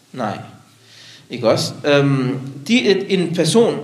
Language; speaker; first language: Danish; non-native, local second language; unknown